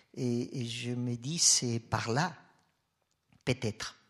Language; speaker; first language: French; non-native, fluent; Spanish